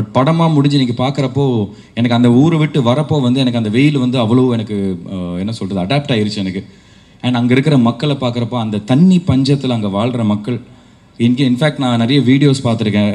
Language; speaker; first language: Tamil; native; Tamil